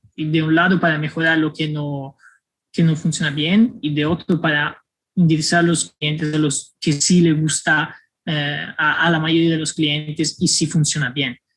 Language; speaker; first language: Spanish; non-native, fluent; Italian